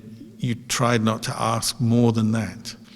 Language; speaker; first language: English; native; English